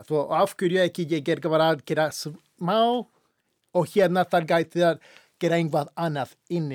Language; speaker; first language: Icelandic; non-native, fluent; Spanish